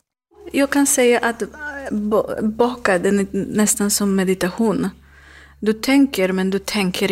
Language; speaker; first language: Swedish; non-native, learner; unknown